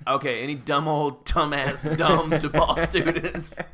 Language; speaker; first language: English; native; English